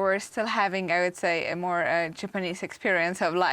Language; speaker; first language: English; non-native, fluent; Polish